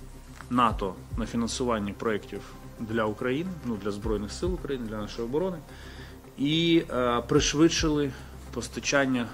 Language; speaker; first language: Ukrainian; native; Ukrainian